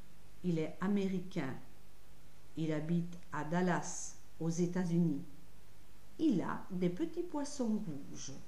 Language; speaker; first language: French; non-native, fluent; Italian